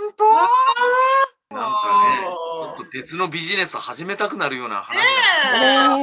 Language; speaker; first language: Japanese; native; Japanese